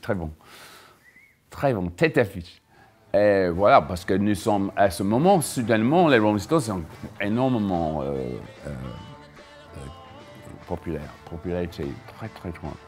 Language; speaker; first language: French; non-native, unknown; English